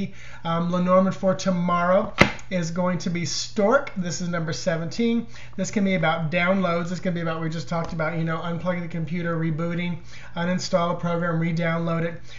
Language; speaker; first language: English; native; English